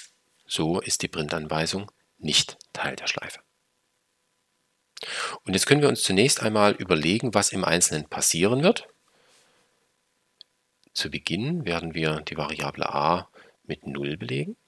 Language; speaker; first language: German; native; German